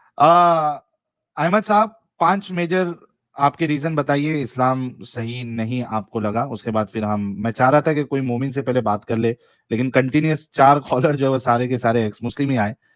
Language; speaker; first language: Hindi; native; Hindi